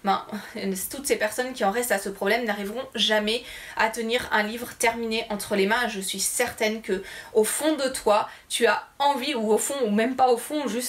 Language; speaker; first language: French; native; French